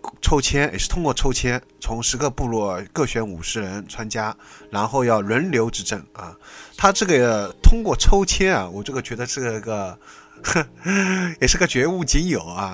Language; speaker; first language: Chinese; native; Chinese